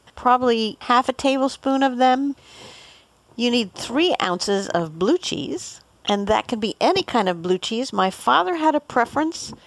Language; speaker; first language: English; native; English